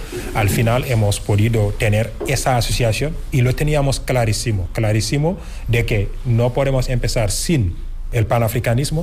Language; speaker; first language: Spanish; non-native, fluent; Wolof